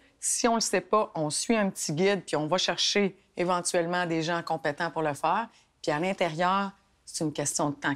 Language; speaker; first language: French; native; French